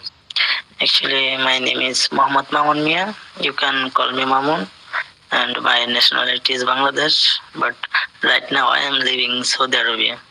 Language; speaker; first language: English; non-native, learner; Bangla